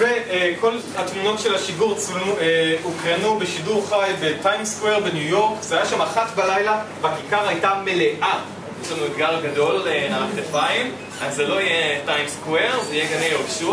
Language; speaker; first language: Hebrew; native; Hebrew